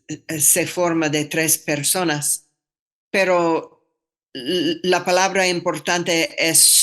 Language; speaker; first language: Spanish; non-native, fluent; English